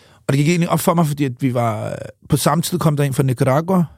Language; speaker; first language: Danish; early bilingual, other home language; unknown